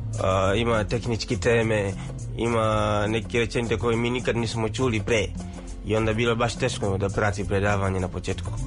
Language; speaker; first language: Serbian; non-native, learner; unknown